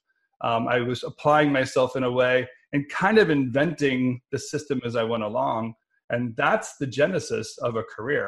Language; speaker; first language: English; native; English